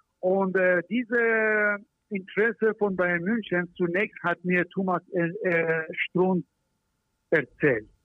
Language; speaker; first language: German; non-native, learner; Persian